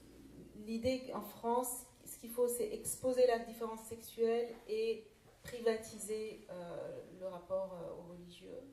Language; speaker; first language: French; native; French